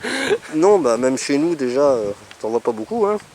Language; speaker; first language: French; native; French